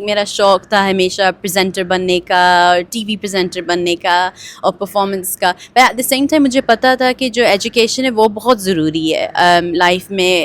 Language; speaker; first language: Urdu; early bilingual, heritage; Urdu